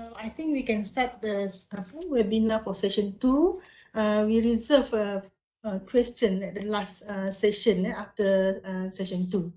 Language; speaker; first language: English; non-native, local second language; Malay